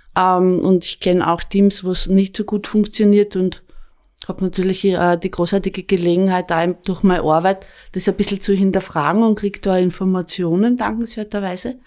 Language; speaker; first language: German; native; German